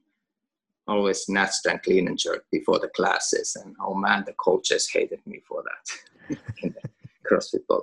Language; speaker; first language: English; non-native, fluent; Finnish